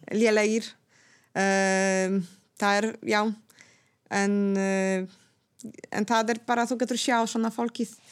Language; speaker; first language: Icelandic; non-native, fluent; Polish